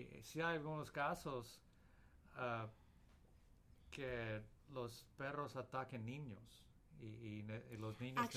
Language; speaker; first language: Spanish; early bilingual, heritage; Spanish